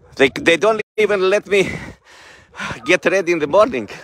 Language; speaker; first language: English; non-native, fluent; Greek